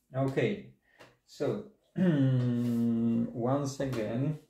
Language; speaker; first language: English; non-native, fluent; Polish